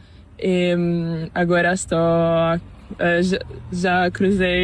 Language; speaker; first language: Spanish; non-native, learner; Italian